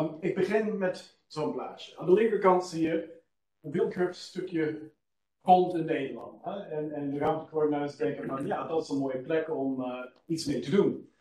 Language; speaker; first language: Dutch; non-native, fluent; English